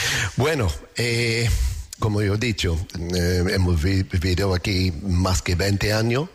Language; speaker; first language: Spanish; non-native, learner; English